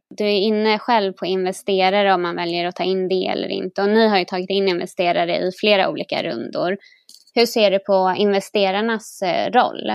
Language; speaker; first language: Swedish; native; Swedish